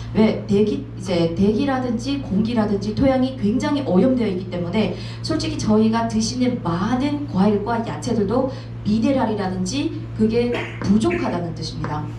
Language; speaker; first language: Korean; native; Korean